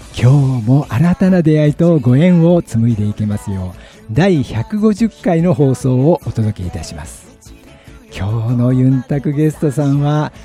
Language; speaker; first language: Japanese; native; Japanese